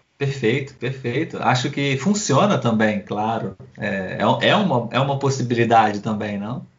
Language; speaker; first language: Portuguese; native; Portuguese